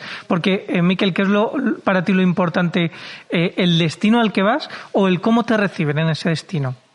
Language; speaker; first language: Spanish; native; Spanish